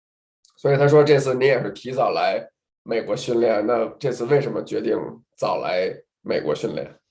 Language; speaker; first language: Chinese; native; Chinese